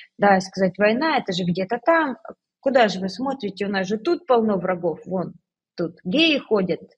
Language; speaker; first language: Russian; native; Russian